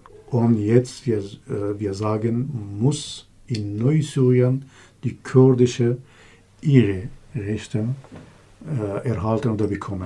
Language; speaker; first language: German; non-native, learner; Kurdish